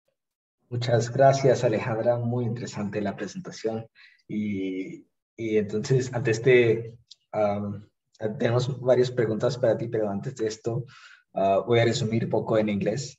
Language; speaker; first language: Spanish; non-native, fluent; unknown